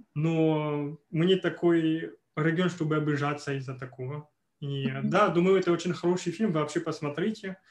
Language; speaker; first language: Russian; non-native, fluent; French